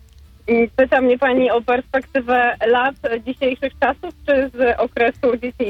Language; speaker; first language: Polish; native; Polish